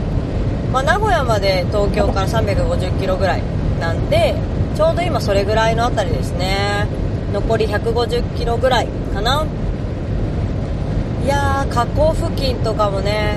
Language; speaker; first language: Japanese; native; Japanese